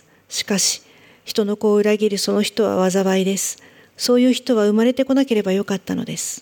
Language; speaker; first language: Japanese; native; Japanese